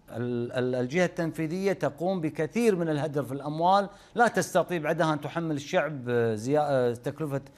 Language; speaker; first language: Arabic; native; Arabic